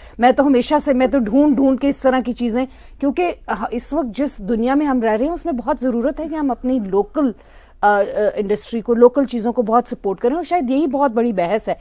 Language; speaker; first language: Urdu; native; Urdu